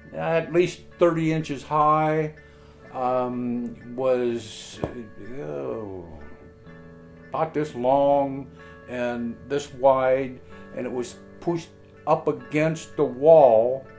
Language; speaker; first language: English; native; English